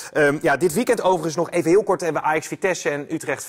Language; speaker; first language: Dutch; native; Dutch